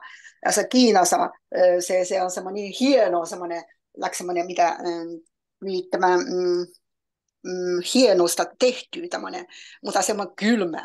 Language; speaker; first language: Finnish; non-native, learner; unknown